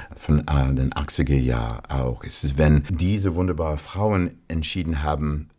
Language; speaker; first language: German; non-native, fluent; English